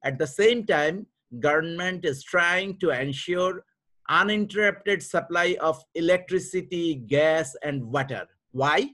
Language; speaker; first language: English; non-native, local second language; Bangla